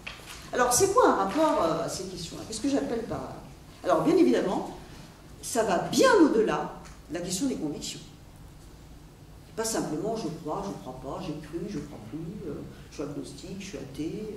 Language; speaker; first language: French; native; French